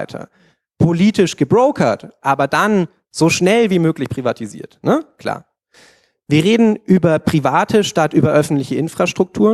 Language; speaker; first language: German; native; German